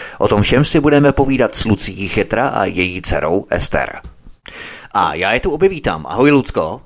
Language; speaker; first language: Czech; native; Czech